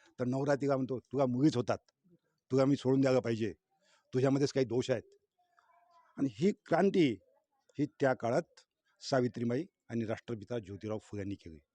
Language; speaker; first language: Marathi; native; Marathi